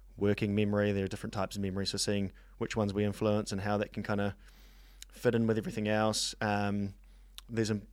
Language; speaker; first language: English; native; English